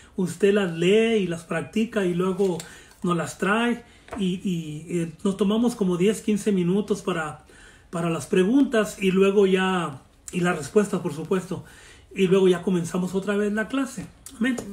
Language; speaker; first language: Spanish; native; Spanish